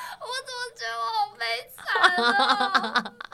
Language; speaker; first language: Chinese; native; Chinese